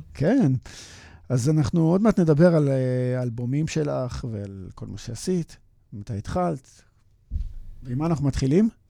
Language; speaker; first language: Hebrew; native; Hebrew